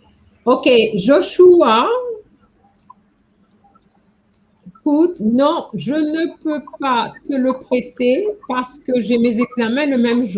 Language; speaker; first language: French; non-native, fluent; English